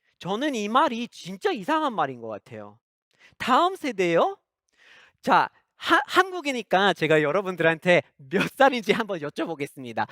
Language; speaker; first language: Korean; non-native, fluent; English